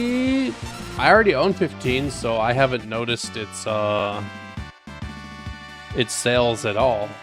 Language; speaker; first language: English; native; English